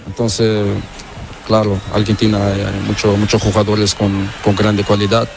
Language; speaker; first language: Spanish; non-native, learner; Portuguese